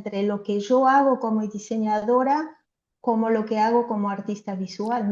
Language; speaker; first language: Spanish; non-native, fluent; French